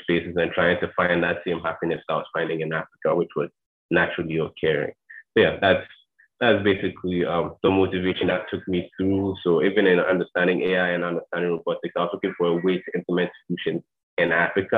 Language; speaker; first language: English; non-native, local second language; Akan